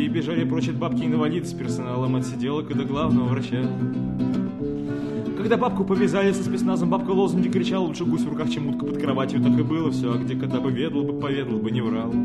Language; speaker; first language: Russian; native; Russian